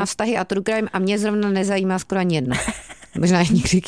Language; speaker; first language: Czech; native; Czech